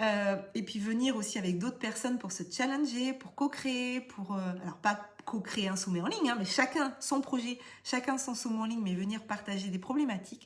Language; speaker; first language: French; native; French